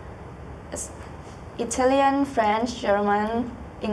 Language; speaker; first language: English; non-native, learner; Thai